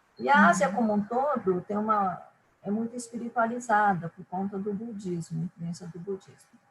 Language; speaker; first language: Portuguese; early bilingual, other home language; Japanese